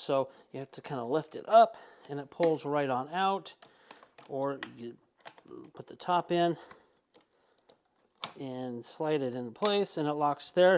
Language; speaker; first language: English; native; English